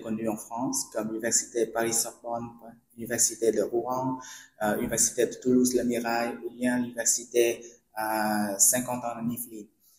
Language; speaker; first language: French; non-native, fluent; Vietnamese